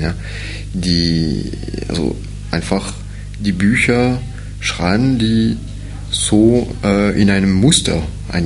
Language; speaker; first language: German; non-native, fluent; French